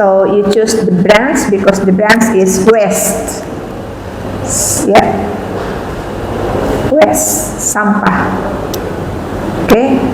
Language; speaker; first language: English; non-native, fluent; Indonesian